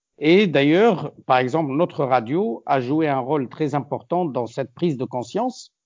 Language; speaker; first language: French; non-native, local second language; Arabic